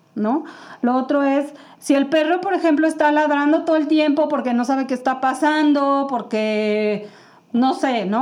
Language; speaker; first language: Spanish; native; Spanish